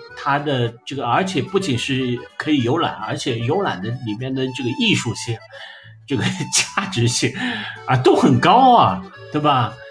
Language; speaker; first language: Chinese; native; Chinese